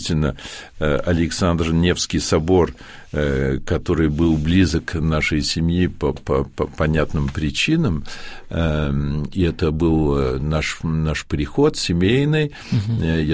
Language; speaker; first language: Russian; early bilingual, heritage; Russian